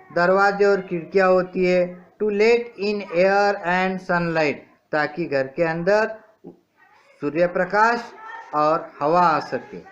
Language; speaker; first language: Hindi; non-native, local second language; Marathi